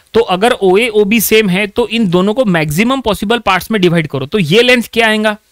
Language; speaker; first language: Hindi; non-native, local second language; Marathi